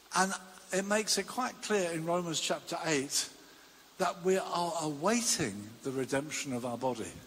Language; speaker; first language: English; native; English